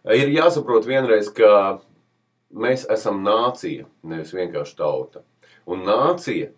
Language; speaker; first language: Latvian; native; Latvian